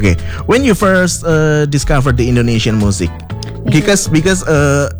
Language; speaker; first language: English; non-native, fluent; Indonesian